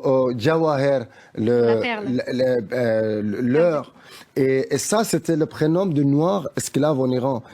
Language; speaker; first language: French; non-native, fluent; Persian